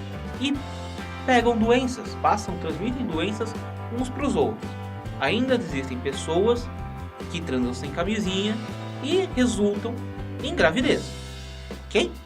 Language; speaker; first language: Portuguese; native; Portuguese